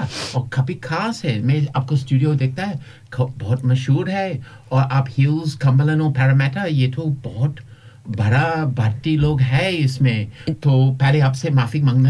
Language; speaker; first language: Hindi; non-native, fluent; English